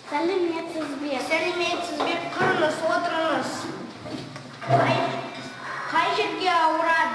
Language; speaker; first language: Kazakh; non-native, local second language; Russian